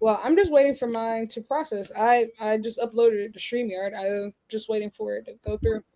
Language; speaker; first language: English; native; English